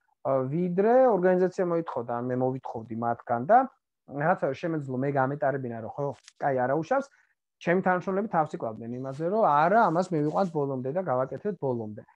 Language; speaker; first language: Georgian; native; Georgian